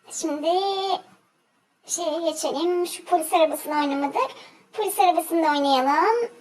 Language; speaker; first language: Turkish; native; Turkish